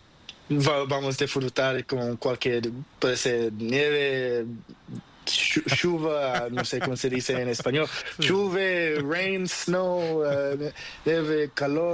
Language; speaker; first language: Spanish; non-native, learner; Portuguese